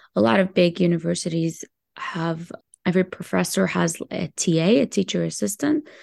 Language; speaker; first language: English; early bilingual, other home language; Hebrew